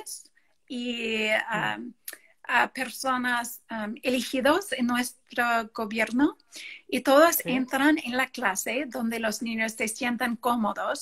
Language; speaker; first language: Spanish; non-native, fluent; English